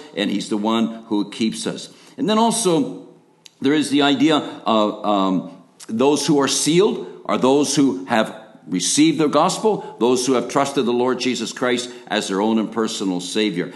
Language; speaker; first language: English; native; English